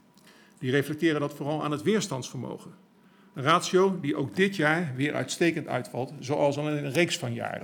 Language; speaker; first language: Dutch; native; Dutch